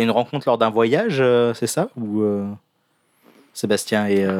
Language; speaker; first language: French; native; French